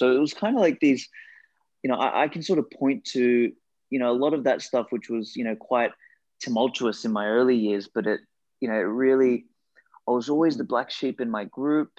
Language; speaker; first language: English; non-native, local second language; Macedonian